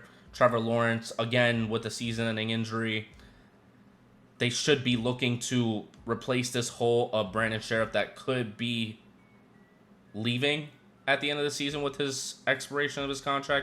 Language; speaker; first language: English; native; English